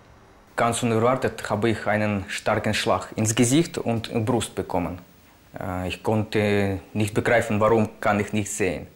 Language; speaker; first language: German; non-native, fluent; Ukrainian